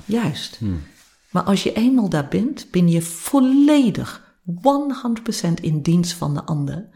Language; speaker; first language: Dutch; non-native, fluent; English